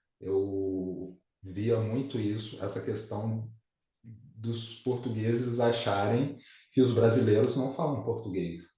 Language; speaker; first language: Portuguese; native; Portuguese